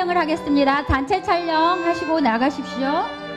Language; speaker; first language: Korean; native; Korean